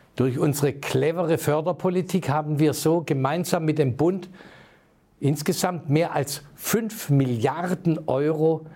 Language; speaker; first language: German; native; German